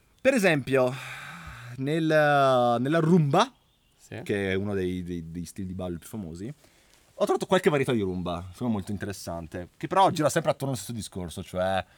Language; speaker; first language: Italian; native; Italian